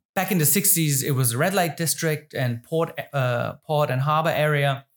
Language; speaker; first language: English; non-native, fluent; German